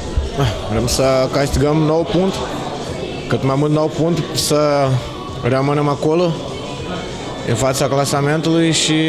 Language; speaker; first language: Romanian; non-native, learner; Portuguese